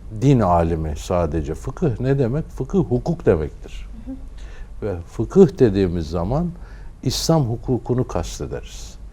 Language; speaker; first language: Turkish; native; Turkish